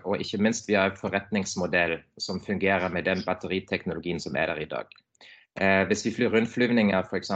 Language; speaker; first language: Norwegian; non-native, fluent; German